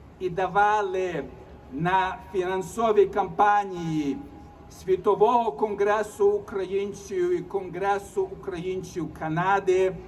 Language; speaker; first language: Ukrainian; early bilingual, heritage; Ukrainian